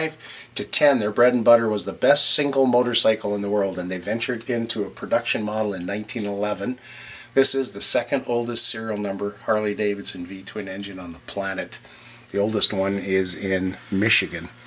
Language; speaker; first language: English; native; English